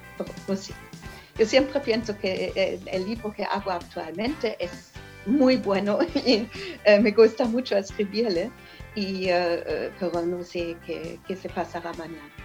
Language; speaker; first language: Spanish; non-native, learner; German